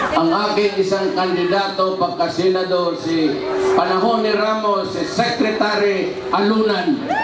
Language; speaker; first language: Filipino; non-native, local second language; Cebuano